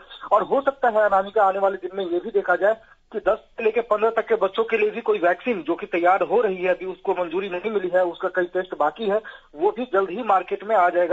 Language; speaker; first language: Hindi; native; Hindi